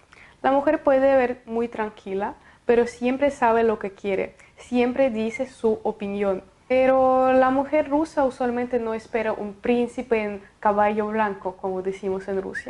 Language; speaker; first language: Spanish; non-native, fluent; Russian